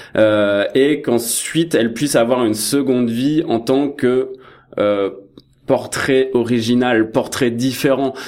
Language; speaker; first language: French; native; French